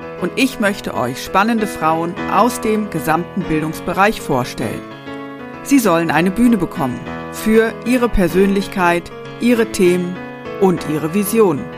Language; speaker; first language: German; native; German